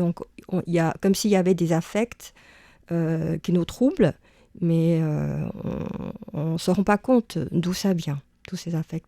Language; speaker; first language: French; non-native, fluent; Chinese